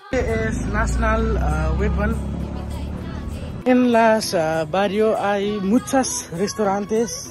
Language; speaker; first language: Spanish; non-native, learner; Nepali